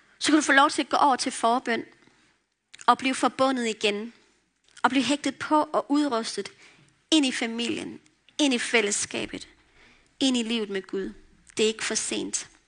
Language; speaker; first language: Danish; native; Danish